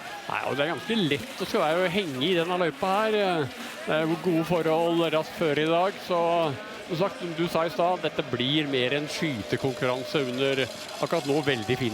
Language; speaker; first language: Norwegian; native; Norwegian